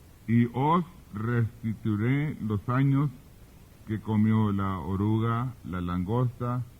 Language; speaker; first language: Spanish; early bilingual, heritage; Spanish